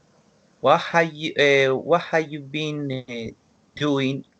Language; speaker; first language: English; non-native, learner; Spanish